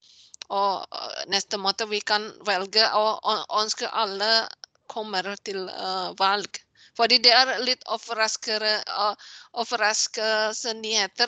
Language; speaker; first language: Norwegian; non-native, learner; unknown